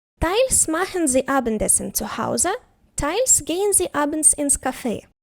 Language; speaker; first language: German; non-native, fluent; Ukrainian